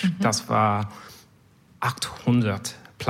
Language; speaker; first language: German; non-native, learner; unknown